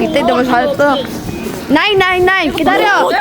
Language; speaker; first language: Korean; non-native, learner; Filipino